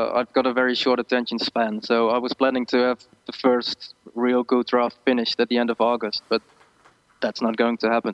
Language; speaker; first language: English; non-native, fluent; Dutch